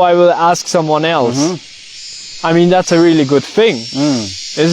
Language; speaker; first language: English; non-native, fluent; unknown